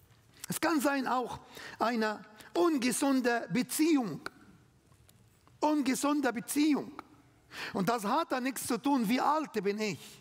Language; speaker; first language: German; non-native, learner; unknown